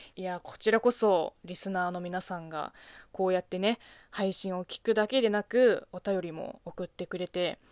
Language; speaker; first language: Japanese; non-native, fluent; Chinese